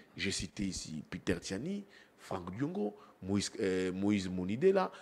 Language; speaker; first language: French; non-native, local second language; Lingala